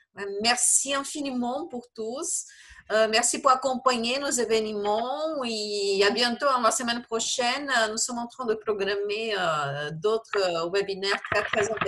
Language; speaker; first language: French; non-native, fluent; Portuguese